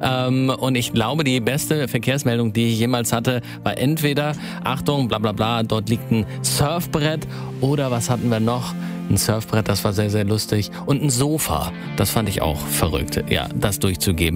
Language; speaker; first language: German; native; German